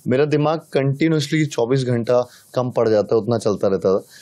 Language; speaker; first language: Hindi; native; Hindi